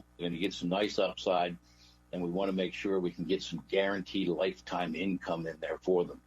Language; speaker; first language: English; native; English